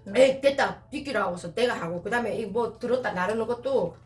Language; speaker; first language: Korean; native; Korean